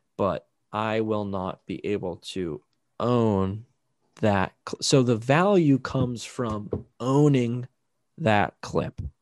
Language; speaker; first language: English; native; English